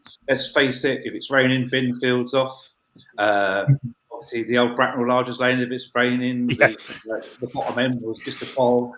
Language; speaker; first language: English; native; English